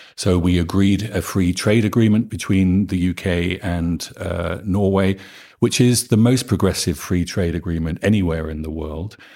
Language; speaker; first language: English; native; English